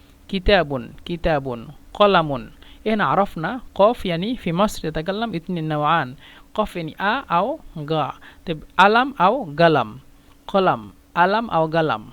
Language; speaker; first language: Arabic; non-native, fluent; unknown